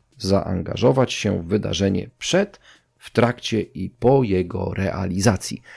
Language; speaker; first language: Polish; native; Polish